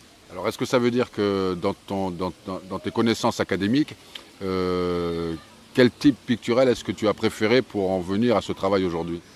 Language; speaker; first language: French; native; French